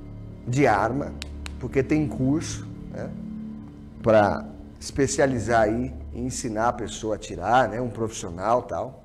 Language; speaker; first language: Portuguese; native; Portuguese